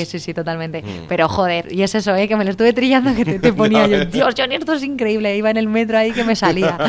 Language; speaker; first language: Spanish; native; Spanish